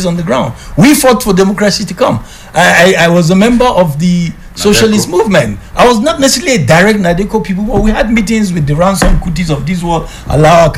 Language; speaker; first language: English; non-native, local second language; Hausa